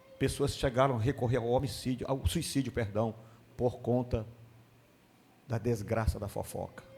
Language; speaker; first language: Portuguese; native; Portuguese